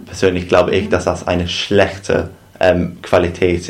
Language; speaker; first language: German; non-native, fluent; English